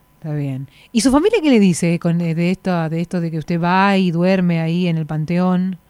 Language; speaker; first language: Spanish; native; Spanish